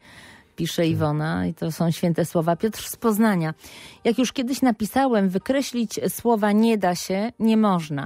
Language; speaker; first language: Polish; native; Polish